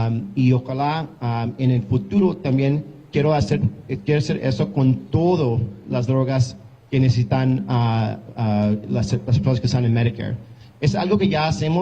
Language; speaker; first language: Spanish; early bilingual, heritage; English